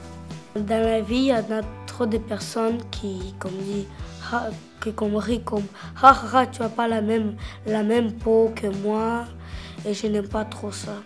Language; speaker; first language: French; early bilingual, other home language; Haitian Creole